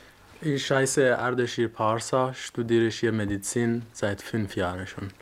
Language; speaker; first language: German; non-native, fluent; Persian